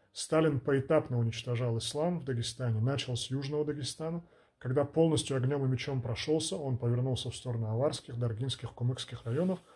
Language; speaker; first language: Russian; non-native, local second language; Lezghian